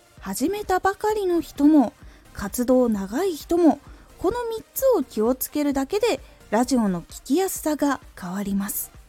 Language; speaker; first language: Japanese; native; Japanese